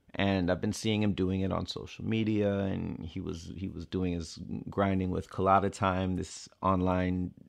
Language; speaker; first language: English; native; English